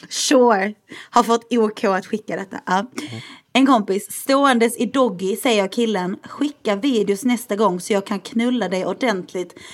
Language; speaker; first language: Swedish; native; Swedish